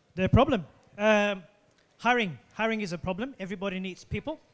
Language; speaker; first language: English; non-native, fluent; Portuguese